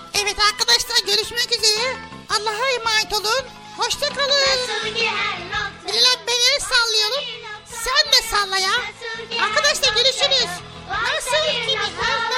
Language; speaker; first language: Turkish; native; Turkish